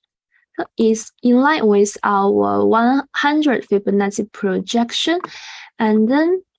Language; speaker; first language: English; non-native, fluent; Chinese